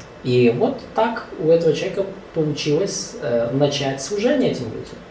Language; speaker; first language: Russian; native; Russian